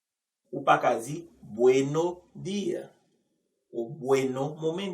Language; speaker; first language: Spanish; non-native, fluent; Haitian Creole